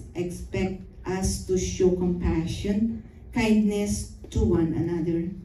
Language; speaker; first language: English; non-native, local second language; Filipino